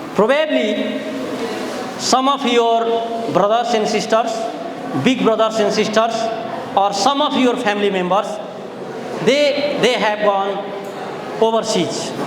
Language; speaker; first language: English; non-native, local second language; Nepali